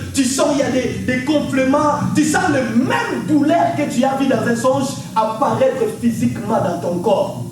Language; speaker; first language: French; non-native, local second language; Lingala